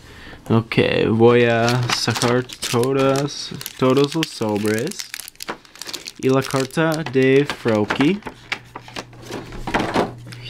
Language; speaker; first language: Spanish; non-native, learner; English